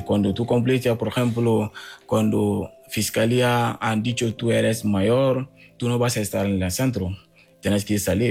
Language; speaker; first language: Spanish; non-native, learner; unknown